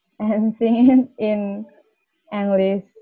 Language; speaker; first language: English; non-native, learner; Indonesian